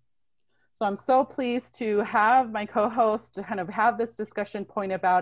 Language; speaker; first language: English; native; English